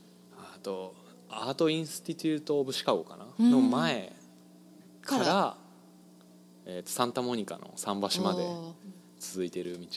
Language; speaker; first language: Japanese; native; Japanese